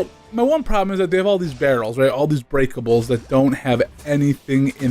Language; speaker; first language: English; native; English